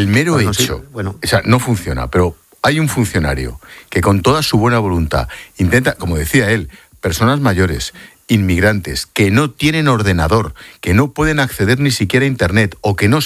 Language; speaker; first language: Spanish; native; Spanish